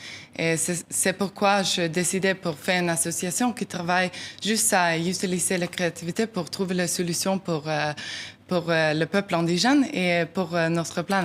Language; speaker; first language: French; non-native, learner; Norwegian